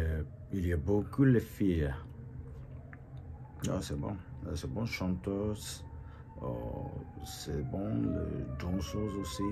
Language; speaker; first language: French; non-native, learner; Japanese